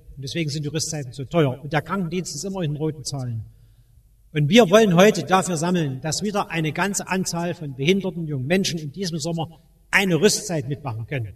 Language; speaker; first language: German; native; German